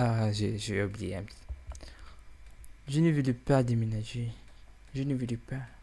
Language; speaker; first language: French; non-native, learner; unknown